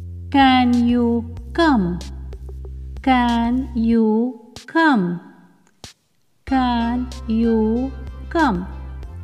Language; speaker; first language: English; non-native, fluent; Arabic